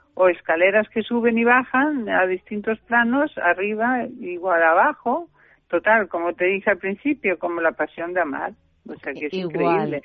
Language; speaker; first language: Spanish; non-native, fluent; German